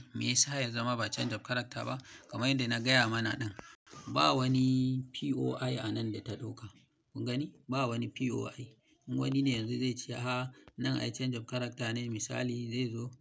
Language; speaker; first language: Hausa; non-native, local second language; Kanuri